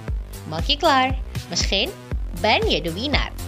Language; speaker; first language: Dutch; non-native, fluent; Indonesian